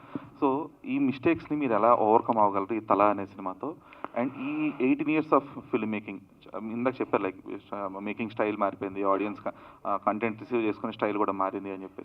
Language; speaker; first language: Telugu; native; Telugu